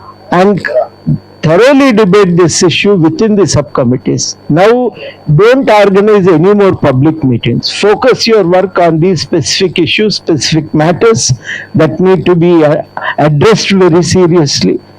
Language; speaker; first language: English; non-native, local second language; Telugu